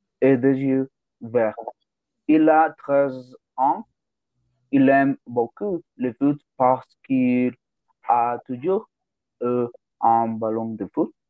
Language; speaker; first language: French; non-native, learner; Spanish